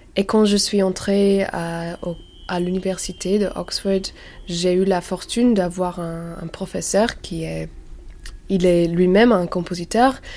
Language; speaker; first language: French; non-native, learner; English